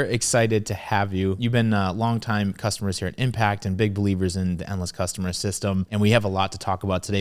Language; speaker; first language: English; native; English